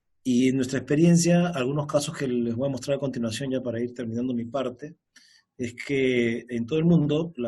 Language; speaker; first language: Spanish; native; Spanish